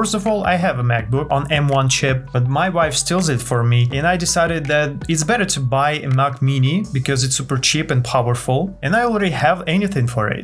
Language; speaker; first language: English; non-native, fluent; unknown